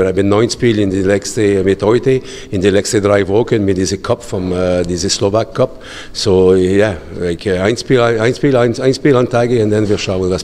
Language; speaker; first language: German; non-native, learner; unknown